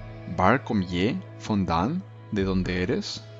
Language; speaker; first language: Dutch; non-native, learner; Spanish